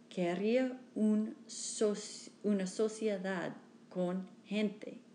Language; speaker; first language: Spanish; non-native, learner; English